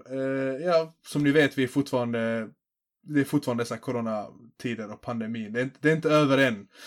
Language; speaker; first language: Swedish; early bilingual, other home language; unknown